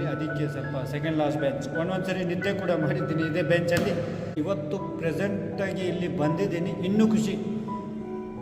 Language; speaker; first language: Kannada; non-native, fluent; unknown